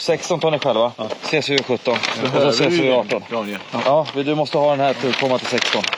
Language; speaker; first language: Swedish; native; Swedish